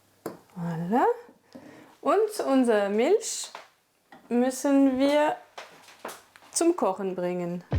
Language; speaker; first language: German; non-native, fluent; French